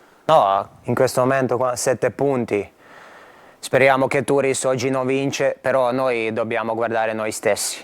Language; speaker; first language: Italian; non-native, fluent; Croatian